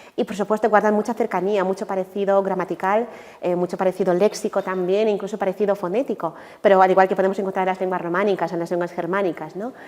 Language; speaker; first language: Spanish; non-native, fluent; Ukrainian